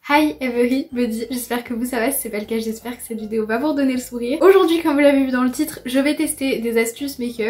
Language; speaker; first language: French; native; French